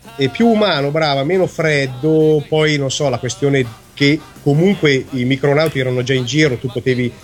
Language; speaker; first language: Italian; native; Italian